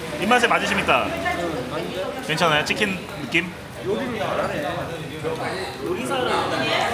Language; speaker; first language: Korean; native; Korean